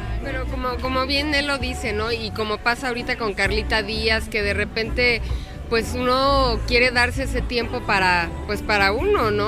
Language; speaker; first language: Spanish; native; Spanish